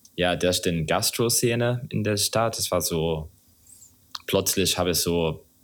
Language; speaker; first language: German; non-native, fluent; English